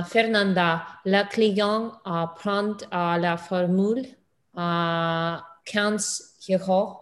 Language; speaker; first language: French; non-native, learner; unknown